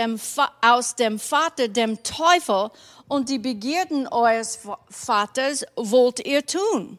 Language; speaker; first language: German; non-native, fluent; English